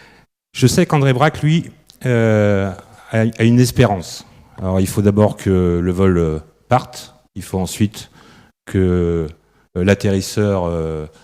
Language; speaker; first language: French; native; French